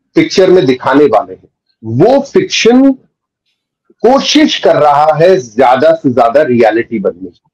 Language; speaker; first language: Hindi; native; Hindi